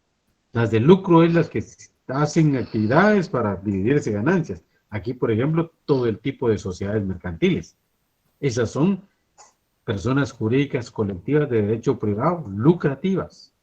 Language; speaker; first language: Spanish; native; Spanish